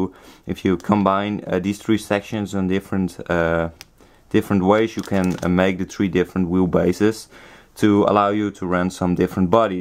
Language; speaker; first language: English; non-native, fluent; Dutch